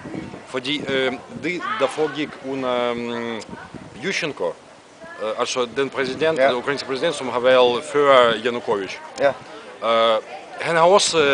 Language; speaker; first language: Danish; non-native, fluent; Russian